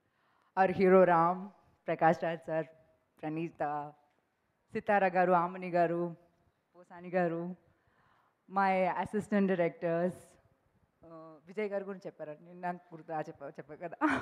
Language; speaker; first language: Telugu; non-native, local second language; Malayalam